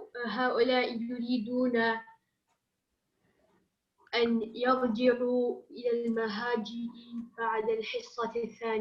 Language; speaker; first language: Arabic; non-native, learner; English